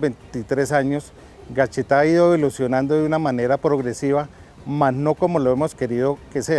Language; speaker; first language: Spanish; native; Spanish